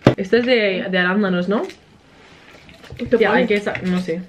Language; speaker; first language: Spanish; native; Spanish